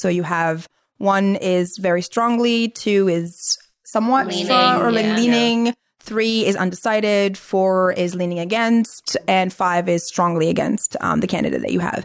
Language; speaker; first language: English; non-native, fluent; Arabic